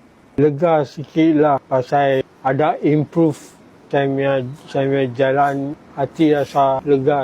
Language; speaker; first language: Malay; non-native, local second language; Tamil